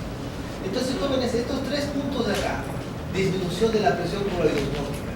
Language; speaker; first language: Spanish; native; Spanish